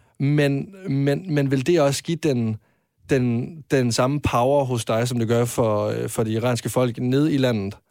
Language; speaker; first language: Danish; native; Danish